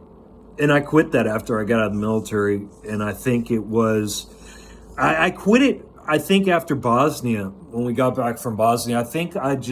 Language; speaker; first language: English; native; English